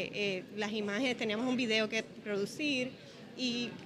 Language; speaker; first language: Spanish; native; Spanish